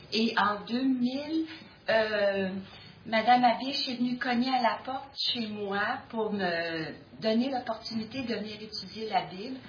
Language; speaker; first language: French; native; French